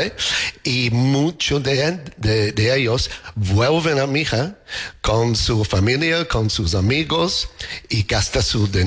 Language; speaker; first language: Spanish; non-native, learner; English